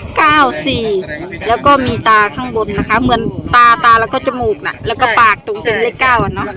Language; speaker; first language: Thai; native; Thai